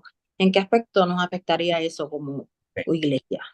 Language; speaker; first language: Spanish; native; Spanish